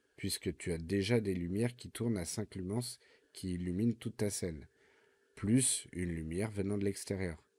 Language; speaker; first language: French; native; French